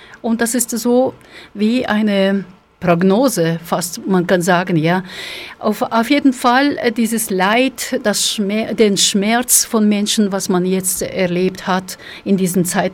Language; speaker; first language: German; non-native, fluent; Russian